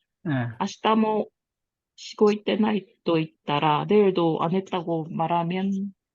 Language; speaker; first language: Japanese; non-native, learner; Korean